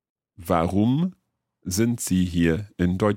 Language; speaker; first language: German; non-native, learner; English